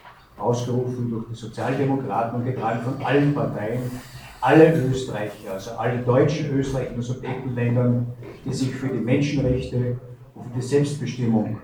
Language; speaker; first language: German; native; German